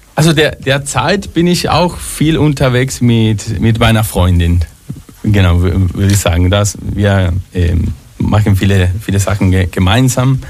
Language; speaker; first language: German; non-native, fluent; Spanish